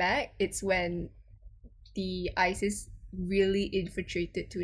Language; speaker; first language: English; non-native, local second language; Chinese